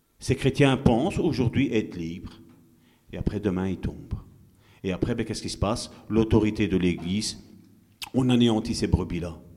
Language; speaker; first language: French; non-native, fluent; Italian